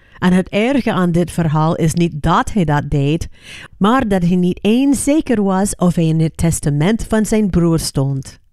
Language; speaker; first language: Dutch; non-native, fluent; English